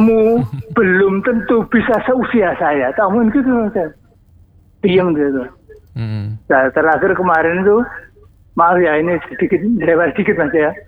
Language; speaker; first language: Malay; non-native, local second language; Javanese